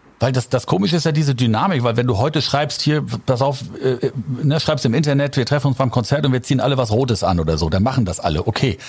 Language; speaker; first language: German; native; German